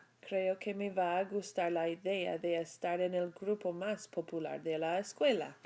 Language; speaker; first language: Spanish; non-native, fluent; English